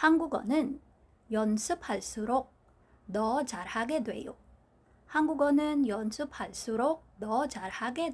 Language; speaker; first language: Korean; non-native, fluent; Filipino